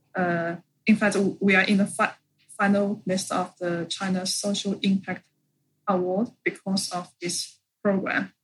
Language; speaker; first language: English; non-native, fluent; Chinese